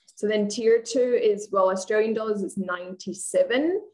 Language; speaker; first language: English; native; English